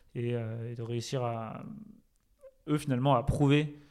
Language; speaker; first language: French; native; French